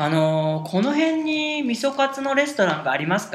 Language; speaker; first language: Japanese; native; Japanese